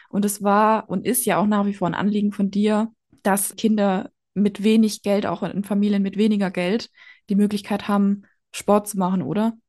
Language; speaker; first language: German; native; German